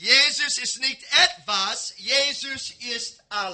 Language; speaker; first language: German; non-native, learner; English